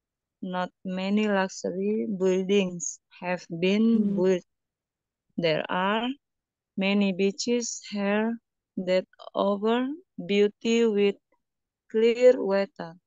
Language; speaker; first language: English; non-native, learner; Indonesian